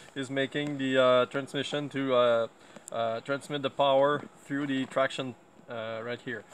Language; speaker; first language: English; non-native, fluent; French